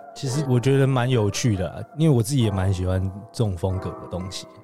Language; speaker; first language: Chinese; native; Chinese